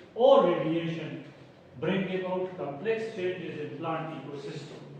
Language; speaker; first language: English; non-native, local second language; Urdu